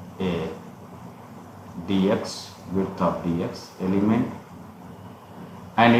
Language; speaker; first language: English; non-native, local second language; Hindi